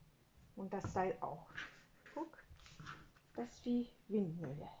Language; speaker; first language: German; non-native, learner; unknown